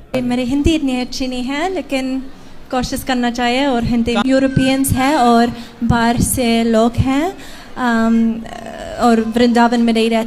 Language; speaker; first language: Hindi; non-native, learner; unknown